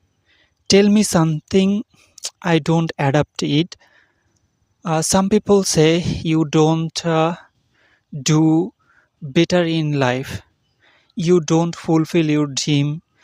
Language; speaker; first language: English; non-native, learner; Bangla